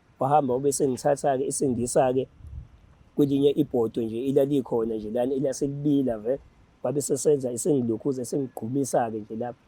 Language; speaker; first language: Zulu; native; Zulu